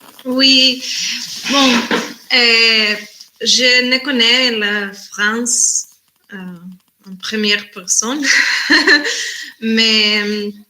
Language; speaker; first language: French; non-native, learner; Spanish